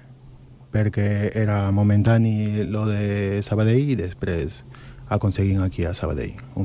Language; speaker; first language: Catalan; non-native, learner; Spanish